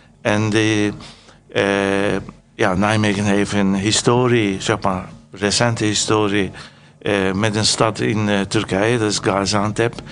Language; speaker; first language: Dutch; non-native, fluent; Turkish